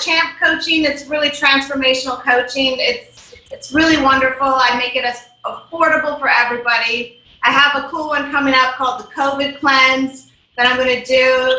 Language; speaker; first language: English; native; English